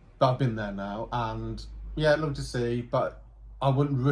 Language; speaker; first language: English; native; English